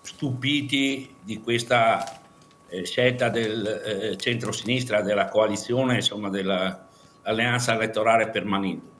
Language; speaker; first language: Italian; native; Italian